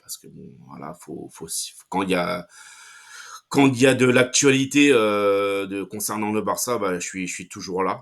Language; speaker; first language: French; native; French